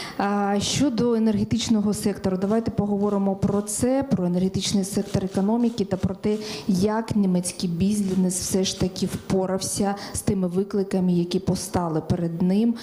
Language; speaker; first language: Ukrainian; native; Ukrainian